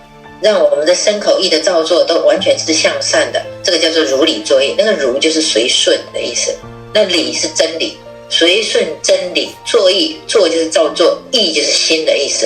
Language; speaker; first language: Chinese; native; Chinese